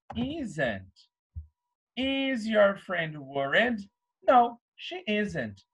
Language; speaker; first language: English; non-native, fluent; Portuguese